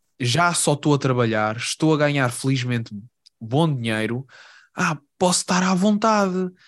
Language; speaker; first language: Portuguese; native; Portuguese